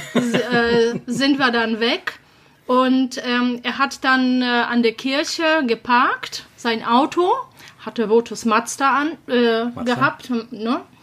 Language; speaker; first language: German; non-native, fluent; Polish